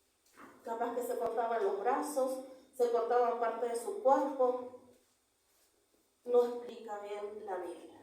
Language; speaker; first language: Spanish; native; Spanish